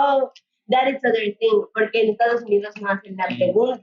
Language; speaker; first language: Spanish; early bilingual, heritage; Spanish